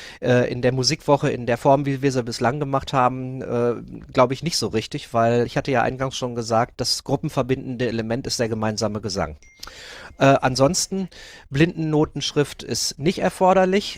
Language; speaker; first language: German; native; German